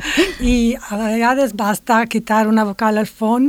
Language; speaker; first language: Catalan; non-native, fluent; Italian